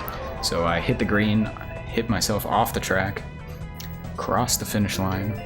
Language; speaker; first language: English; native; English